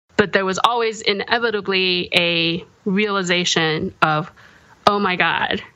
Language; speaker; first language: English; early bilingual, other home language; Korean